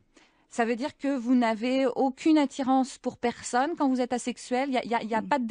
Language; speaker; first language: French; native; French